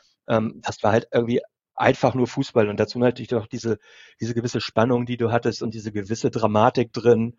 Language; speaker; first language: German; native; German